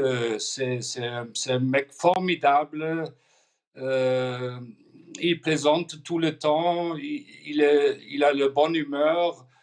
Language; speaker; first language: French; non-native, fluent; German